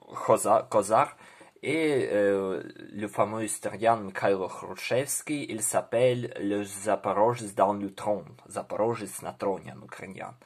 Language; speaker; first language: French; non-native, learner; Ukrainian